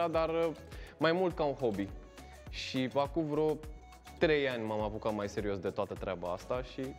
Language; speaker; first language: Romanian; early bilingual, heritage; Romanian